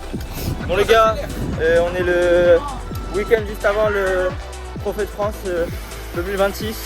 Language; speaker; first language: French; native; French